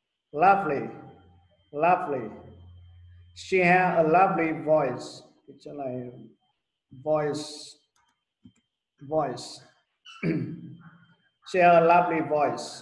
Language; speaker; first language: English; non-native, learner; Vietnamese